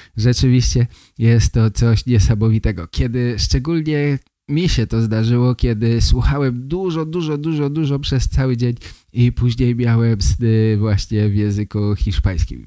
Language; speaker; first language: Polish; native; Polish